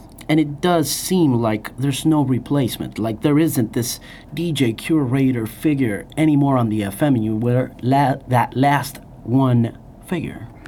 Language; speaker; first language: English; non-native, fluent; Spanish